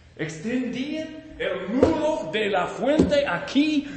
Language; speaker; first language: Spanish; non-native, learner; English